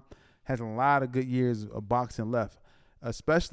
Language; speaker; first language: English; native; English